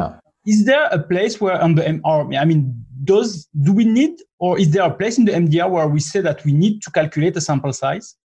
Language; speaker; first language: English; non-native, fluent; French